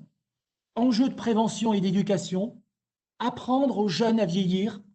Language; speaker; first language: French; native; French